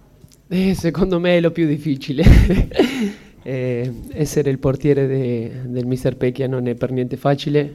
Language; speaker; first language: Italian; non-native, fluent; Spanish